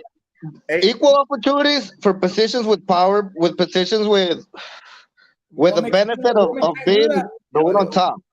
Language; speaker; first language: English; early bilingual, other home language; Spanish